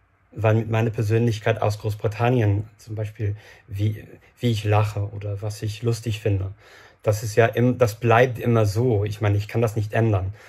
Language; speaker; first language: German; non-native, fluent; English